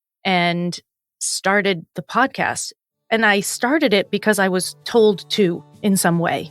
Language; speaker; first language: English; native; English